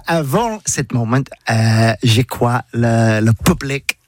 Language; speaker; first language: French; non-native, learner; English